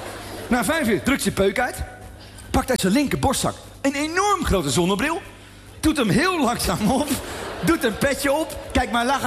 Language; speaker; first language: Dutch; native; Dutch